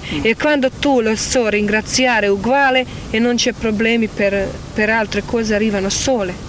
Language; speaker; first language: Italian; non-native, learner; Croatian